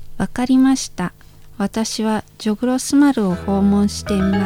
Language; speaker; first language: Japanese; non-native, fluent; Indonesian